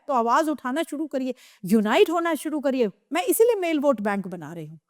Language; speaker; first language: Hindi; native; Hindi